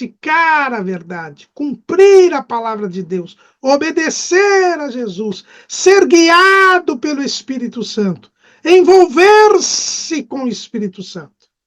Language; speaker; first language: Portuguese; native; Portuguese